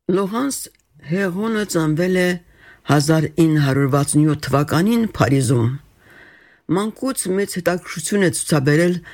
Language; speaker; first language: Armenian; native; Armenian